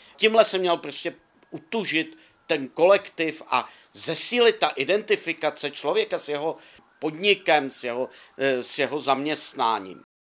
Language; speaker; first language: Czech; native; Czech